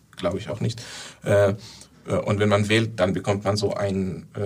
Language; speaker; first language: German; non-native, fluent; Arabic